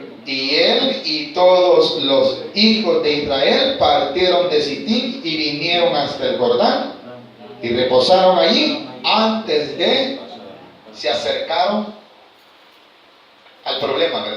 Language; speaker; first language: Spanish; native; Spanish